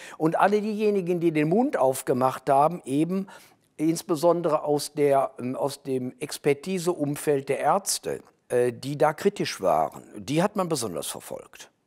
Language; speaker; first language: German; native; German